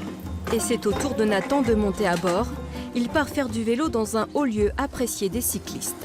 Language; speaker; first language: French; native; French